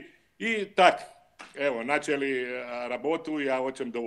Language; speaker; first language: Russian; non-native, learner; Croatian